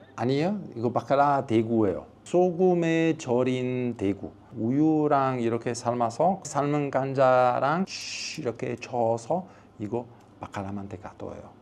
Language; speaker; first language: Korean; non-native, learner; Italian